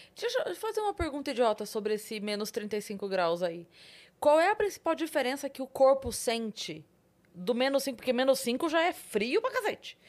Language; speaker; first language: Portuguese; native; Portuguese